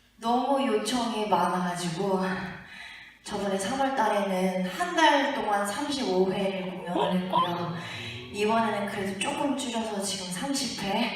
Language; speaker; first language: Korean; early bilingual, heritage; Korean